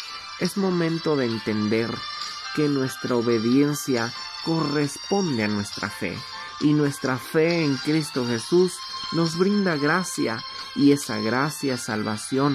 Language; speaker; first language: Spanish; native; Spanish